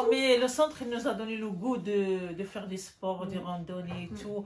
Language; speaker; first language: French; non-native, local second language; Arabic